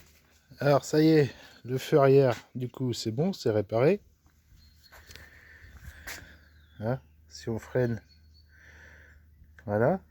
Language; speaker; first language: French; native; French